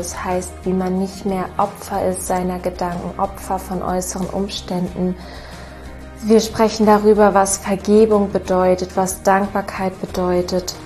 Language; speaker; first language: German; native; German